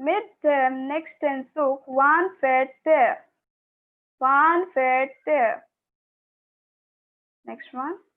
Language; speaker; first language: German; non-native, learner; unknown